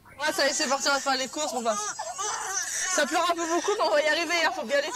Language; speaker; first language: French; native; French